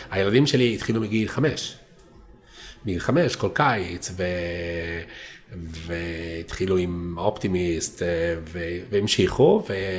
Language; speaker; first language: Hebrew; non-native, fluent; Italian